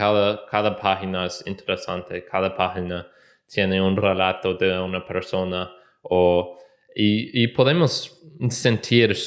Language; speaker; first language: Spanish; non-native, learner; English